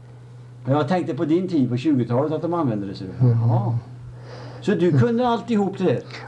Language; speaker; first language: Swedish; native; Swedish